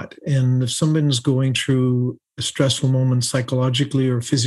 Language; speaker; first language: English; native; English